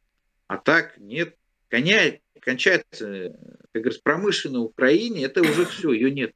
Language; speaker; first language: Russian; native; Russian